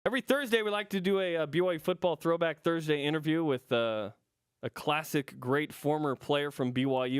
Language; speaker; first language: English; native; English